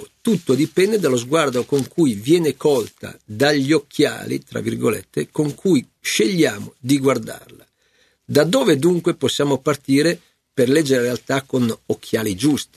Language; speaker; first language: Italian; native; Italian